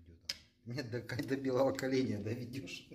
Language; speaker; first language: Russian; native; Russian